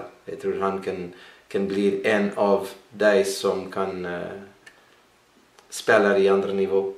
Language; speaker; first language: Norwegian; non-native, learner; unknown